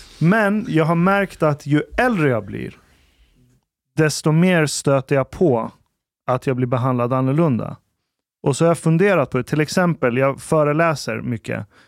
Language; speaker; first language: Swedish; early bilingual, other home language; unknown